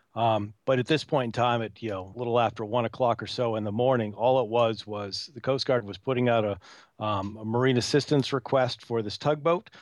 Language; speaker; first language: English; native; English